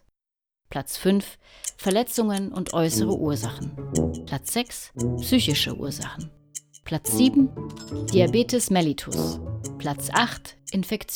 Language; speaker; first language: German; native; German